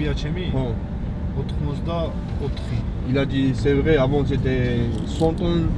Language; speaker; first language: French; non-native, learner; Georgian